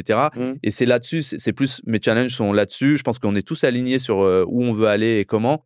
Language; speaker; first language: French; early bilingual, other home language; Persian